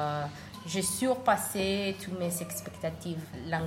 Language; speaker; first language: French; non-native, learner; Spanish